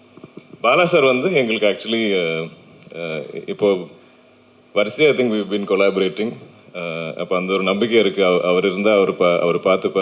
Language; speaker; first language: Tamil; non-native, local second language; Malayalam